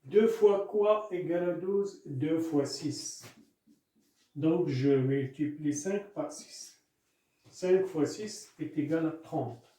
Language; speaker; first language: French; non-native, local second language; Arabic